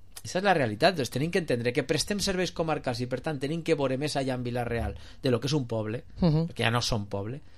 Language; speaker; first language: Catalan; native; Catalan